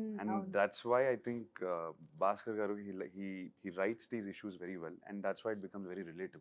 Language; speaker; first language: Telugu; native; Telugu